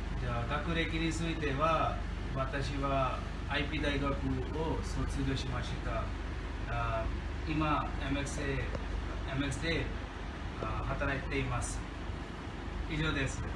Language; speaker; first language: Japanese; non-native, learner; Punjabi